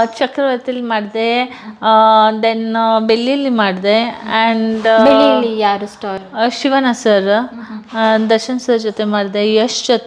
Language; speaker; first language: Kannada; non-native, local second language; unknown